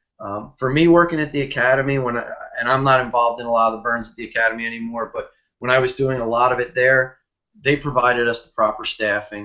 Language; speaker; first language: English; native; English